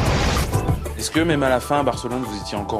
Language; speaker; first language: French; native; French